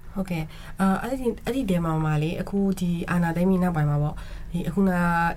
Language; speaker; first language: Burmese; native; Burmese